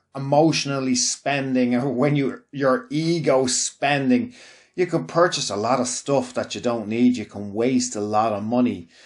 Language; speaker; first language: English; native; English